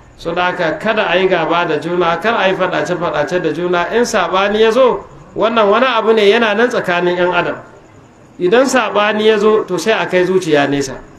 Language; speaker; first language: Hausa; native; Hausa